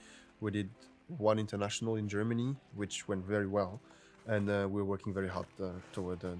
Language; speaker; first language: English; non-native, fluent; French